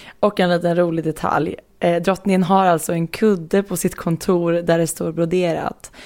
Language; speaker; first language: Swedish; native; Swedish